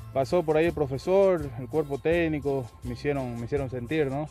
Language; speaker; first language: Spanish; native; Spanish